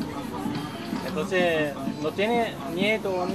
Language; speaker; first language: Spanish; non-native, learner; Korean